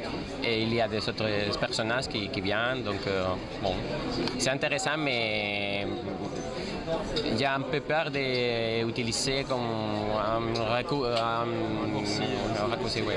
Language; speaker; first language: French; non-native, fluent; Spanish